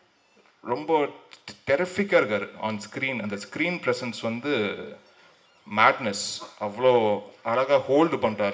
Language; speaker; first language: Tamil; native; Tamil